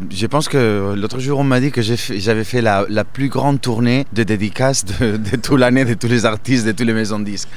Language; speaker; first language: French; non-native, fluent; Spanish